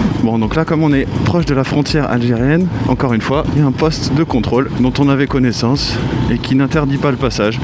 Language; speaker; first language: French; native; French